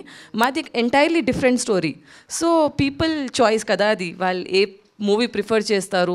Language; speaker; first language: Telugu; non-native, local second language; Hindi